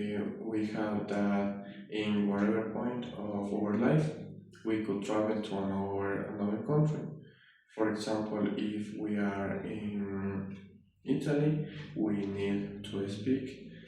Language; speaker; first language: English; non-native, learner; Spanish